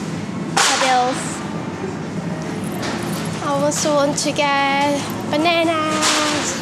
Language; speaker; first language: English; non-native, learner; Korean